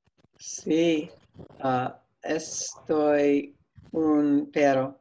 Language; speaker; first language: Spanish; non-native, learner; English